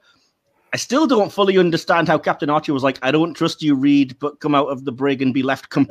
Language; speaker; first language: English; native; English